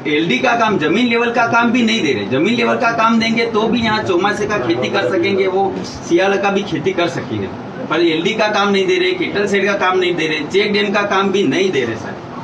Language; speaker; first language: Hindi; non-native, local second language; Gujarati